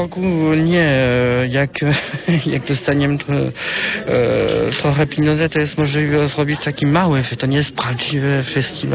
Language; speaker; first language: Polish; early bilingual, heritage; French